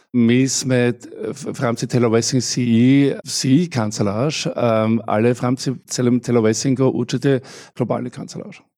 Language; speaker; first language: Czech; non-native, fluent; German